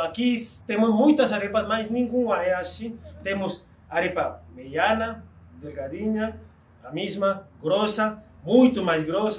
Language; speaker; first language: Portuguese; non-native, fluent; Spanish